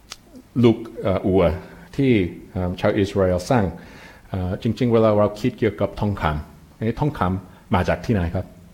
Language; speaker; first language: Thai; non-native, fluent; English